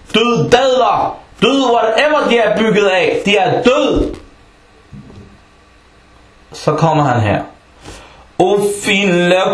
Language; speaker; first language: Danish; early bilingual, other home language; Arabic